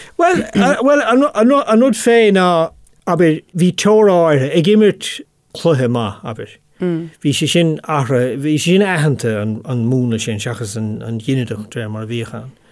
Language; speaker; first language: Irish; non-native, local second language; English